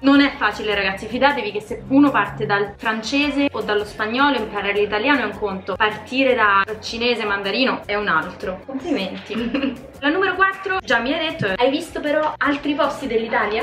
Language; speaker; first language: Italian; native; Italian